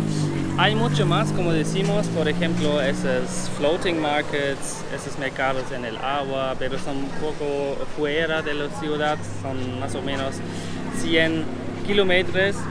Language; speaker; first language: Spanish; non-native, learner; German